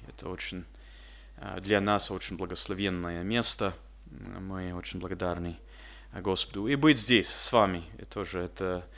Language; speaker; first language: Russian; early bilingual, heritage; English